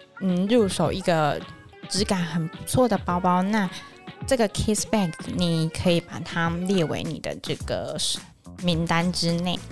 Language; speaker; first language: Chinese; native; Chinese